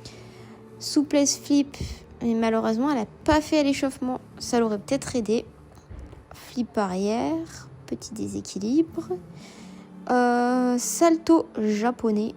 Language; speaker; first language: French; native; French